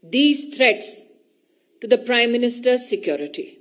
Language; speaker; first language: English; non-native, local second language; Hindi